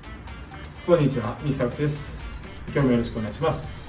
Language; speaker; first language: Japanese; native; Japanese